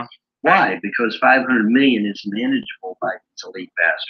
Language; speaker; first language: English; native; English